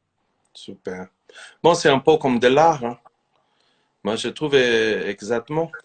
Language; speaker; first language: French; non-native, fluent; Portuguese